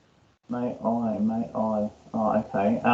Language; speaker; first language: English; non-native, learner; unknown